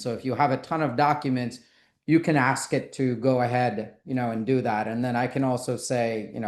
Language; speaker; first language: English; native; English